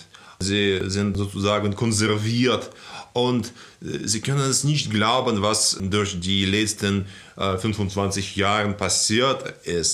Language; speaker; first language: German; non-native, fluent; Russian